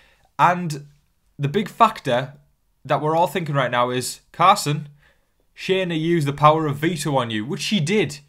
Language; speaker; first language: English; native; English